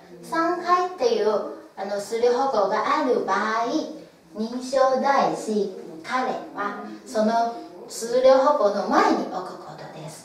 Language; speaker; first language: Japanese; non-native, fluent; Chinese